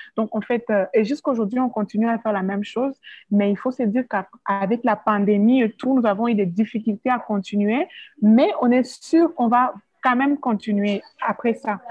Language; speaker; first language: French; non-native, local second language; Swahili